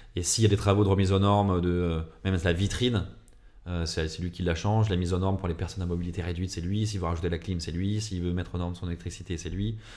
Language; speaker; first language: French; native; French